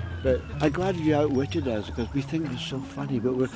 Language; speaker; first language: English; native; English